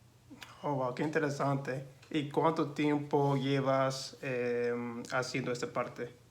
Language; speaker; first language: Spanish; non-native, learner; English